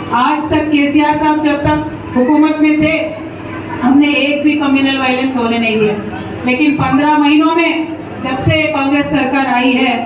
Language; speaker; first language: Hindi; non-native, local second language; Telugu